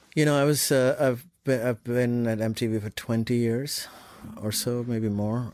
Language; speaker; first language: English; non-native, local second language; Urdu